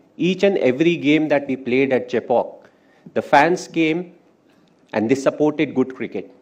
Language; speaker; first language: English; non-native, local second language; Hindi